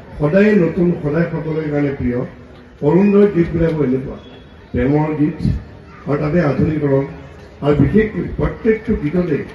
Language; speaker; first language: Assamese; native; Assamese